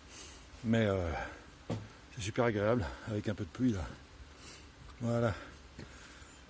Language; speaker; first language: French; native; French